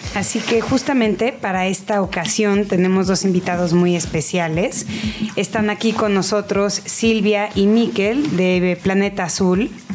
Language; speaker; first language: Spanish; native; Spanish